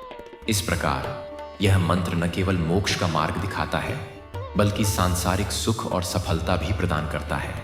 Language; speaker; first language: Hindi; native; Hindi